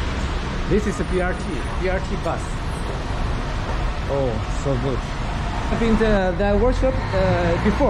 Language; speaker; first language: English; non-native, learner; Chinese